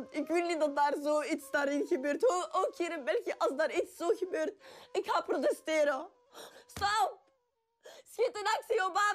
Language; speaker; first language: Dutch; non-native, learner; Arabic